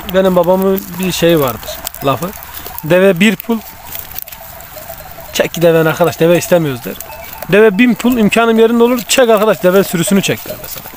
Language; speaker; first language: Turkish; native; Turkish